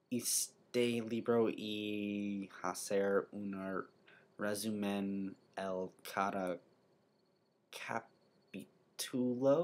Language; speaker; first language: Spanish; non-native, learner; English